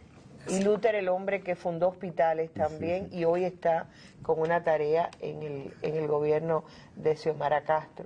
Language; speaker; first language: Spanish; native; Spanish